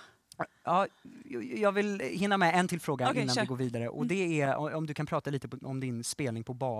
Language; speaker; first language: Swedish; native; Swedish